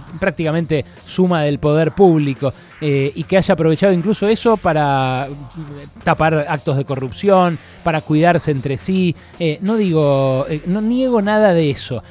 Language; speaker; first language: Spanish; native; Spanish